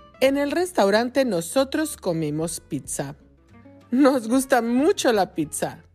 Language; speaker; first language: Spanish; non-native, fluent; English